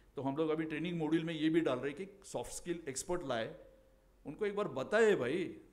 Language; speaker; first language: Hindi; non-native, local second language; Marathi